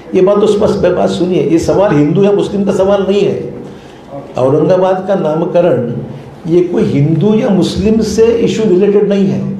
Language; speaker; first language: Hindi; non-native, local second language; Marathi